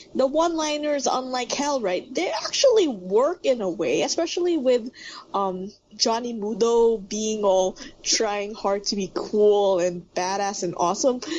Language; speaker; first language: English; non-native, local second language; Filipino